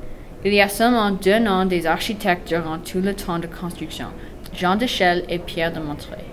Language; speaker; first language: French; non-native, learner; English